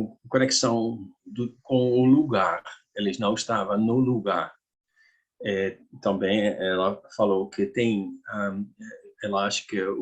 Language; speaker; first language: Portuguese; non-native, learner; Dutch